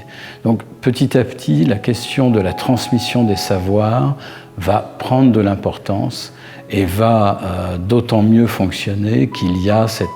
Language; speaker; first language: French; native; French